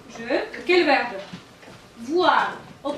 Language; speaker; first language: French; non-native, fluent; Russian